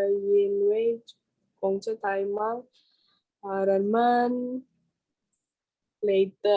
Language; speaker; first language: Chinese; non-native, fluent; Indonesian